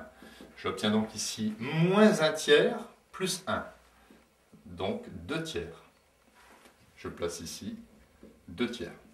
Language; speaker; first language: French; native; French